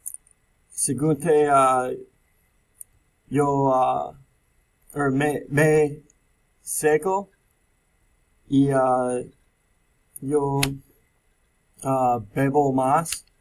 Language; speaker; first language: Spanish; non-native, learner; English